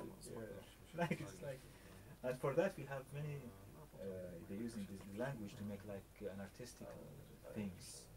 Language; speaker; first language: English; non-native, learner; Arabic